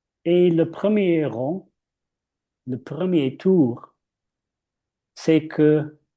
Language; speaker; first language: French; non-native, fluent; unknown